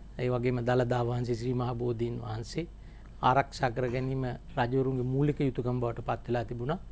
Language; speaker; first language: Sinhala; native; Sinhala